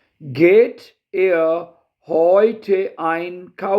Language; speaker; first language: German; non-native, fluent; Urdu